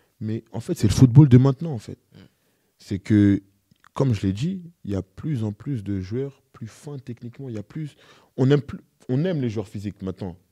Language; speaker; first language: French; native; French